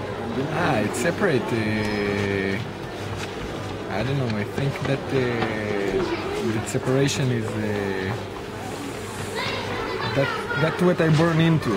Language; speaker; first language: English; non-native, fluent; Hebrew